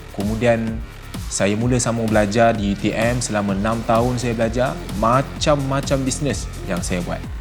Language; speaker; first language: Malay; native; Malay